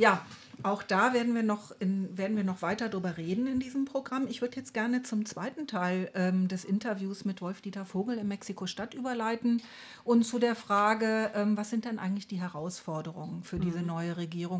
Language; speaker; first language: German; native; German